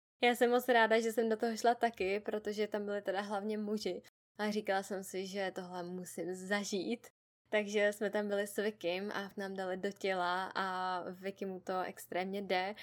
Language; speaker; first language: Czech; native; Czech